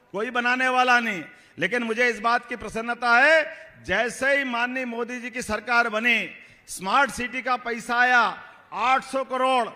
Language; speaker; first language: Hindi; native; Hindi